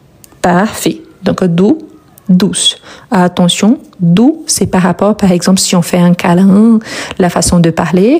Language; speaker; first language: French; native; French